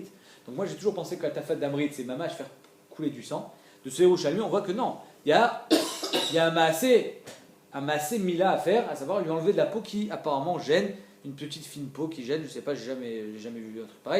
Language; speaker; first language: French; native; French